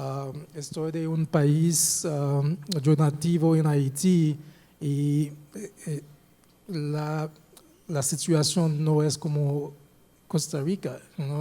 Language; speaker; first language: Spanish; non-native, fluent; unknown